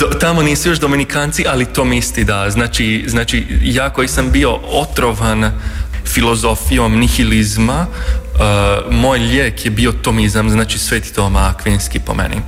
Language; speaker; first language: Croatian; early bilingual, heritage; Croatian